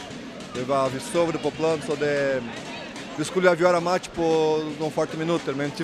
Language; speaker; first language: Swedish; non-native, learner; Portuguese